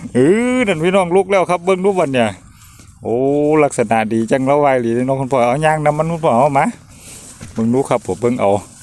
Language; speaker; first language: Thai; native; Thai